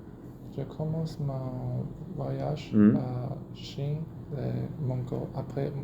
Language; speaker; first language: French; non-native, learner; Chinese